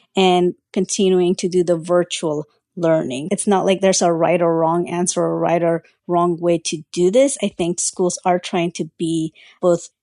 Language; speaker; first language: English; early bilingual, other home language; Spanish